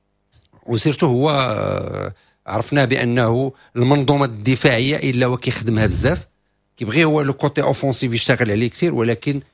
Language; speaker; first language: Arabic; native; Arabic